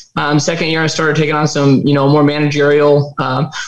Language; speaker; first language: English; native; English